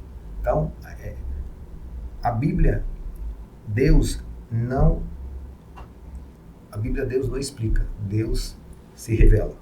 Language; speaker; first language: Portuguese; non-native, fluent; Hebrew